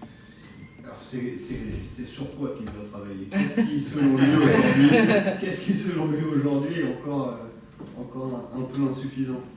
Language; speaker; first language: French; native; French